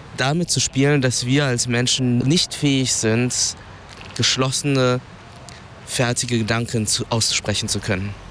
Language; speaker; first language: German; early bilingual, other home language; Vietnamese